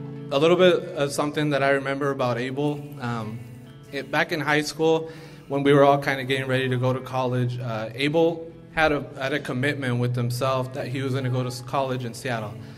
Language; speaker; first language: English; early bilingual, other home language; Spanish